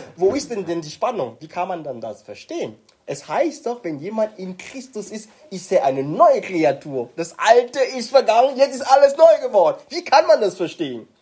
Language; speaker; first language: German; non-native, fluent; French